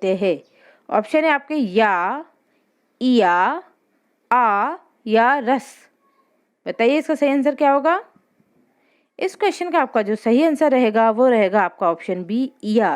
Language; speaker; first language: Hindi; native; Hindi